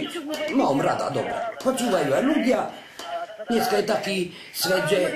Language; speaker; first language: Slovak; non-native, local second language; Hungarian